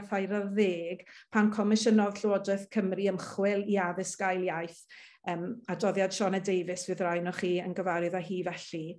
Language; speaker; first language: Welsh; native; Welsh